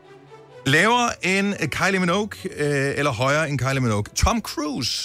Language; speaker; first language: Danish; native; Danish